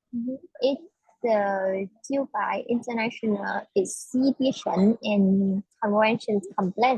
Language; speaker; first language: English; non-native, learner; Vietnamese